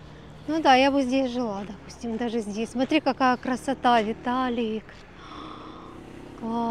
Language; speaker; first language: Russian; native; Russian